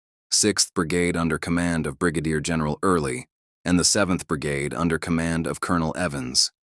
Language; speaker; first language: English; native; English